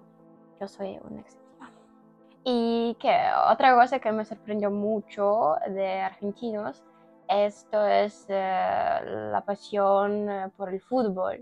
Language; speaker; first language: Spanish; non-native, learner; Ukrainian